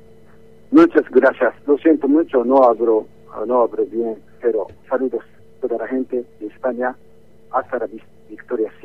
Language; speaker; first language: Spanish; non-native, learner; Japanese